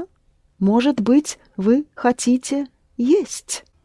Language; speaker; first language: Russian; non-native, fluent; English